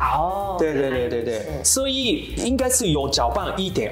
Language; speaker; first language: Chinese; non-native, learner; Japanese